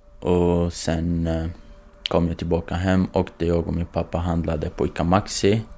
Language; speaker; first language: Swedish; non-native, fluent; Kurdish